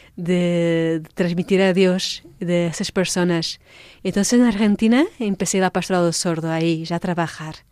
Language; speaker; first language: Spanish; non-native, fluent; Portuguese